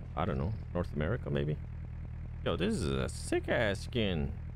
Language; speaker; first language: English; early bilingual, other home language; Spanish